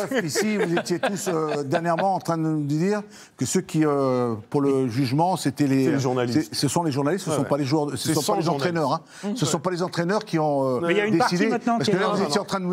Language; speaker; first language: French; native; French